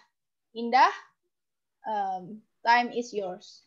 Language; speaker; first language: English; non-native, learner; Indonesian